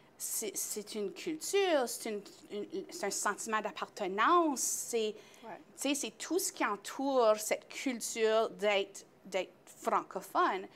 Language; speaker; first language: French; native; French